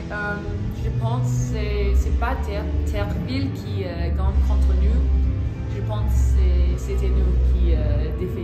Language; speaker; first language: French; non-native, learner; English